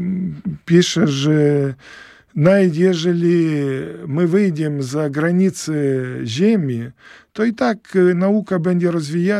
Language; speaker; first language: Polish; non-native, fluent; Ukrainian